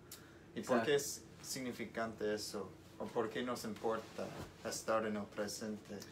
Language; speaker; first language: Spanish; non-native, learner; English